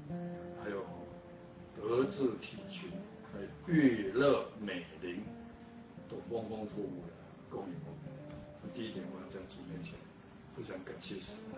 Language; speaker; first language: Chinese; native; Chinese